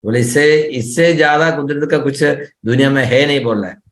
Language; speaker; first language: Hindi; non-native, local second language; Malayalam